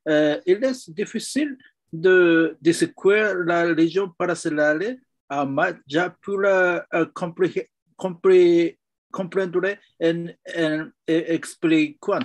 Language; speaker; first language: French; non-native, learner; Japanese